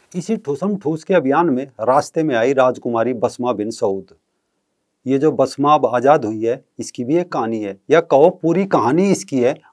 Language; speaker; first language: Hindi; native; Hindi